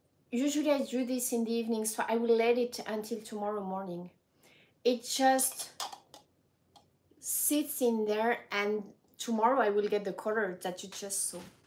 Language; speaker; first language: English; non-native, fluent; French